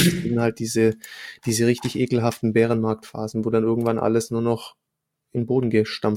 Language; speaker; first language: German; native; German